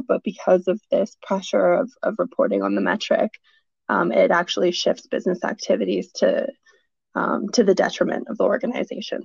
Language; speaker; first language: English; native; English